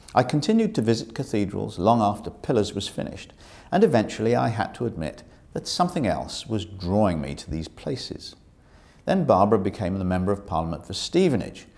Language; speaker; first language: English; native; English